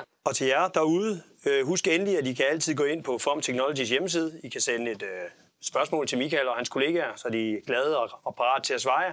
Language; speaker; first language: Danish; native; Danish